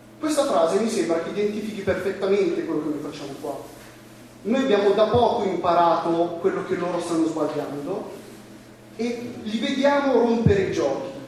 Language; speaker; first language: Italian; native; Italian